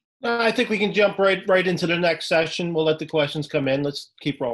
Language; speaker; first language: English; native; English